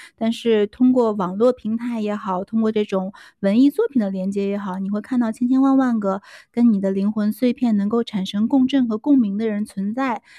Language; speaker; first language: Chinese; native; Chinese